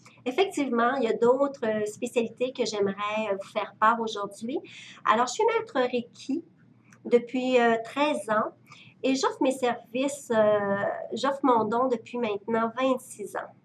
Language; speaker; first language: French; native; French